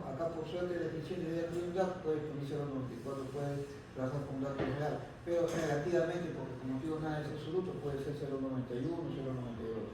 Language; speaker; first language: Spanish; native; Spanish